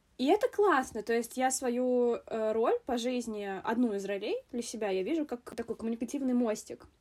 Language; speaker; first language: Russian; native; Russian